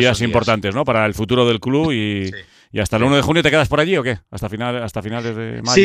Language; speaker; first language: Spanish; native; Spanish